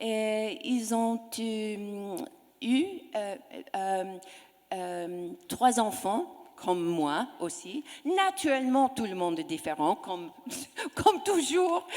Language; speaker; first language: French; non-native, learner; English